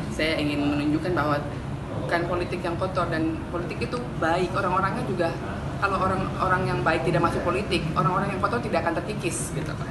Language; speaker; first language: Indonesian; native; Indonesian